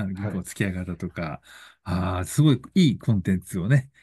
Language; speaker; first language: Japanese; native; Japanese